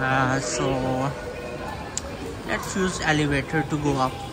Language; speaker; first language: English; non-native, local second language; Urdu